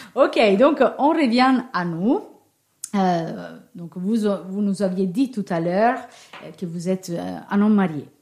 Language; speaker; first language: French; non-native, fluent; Italian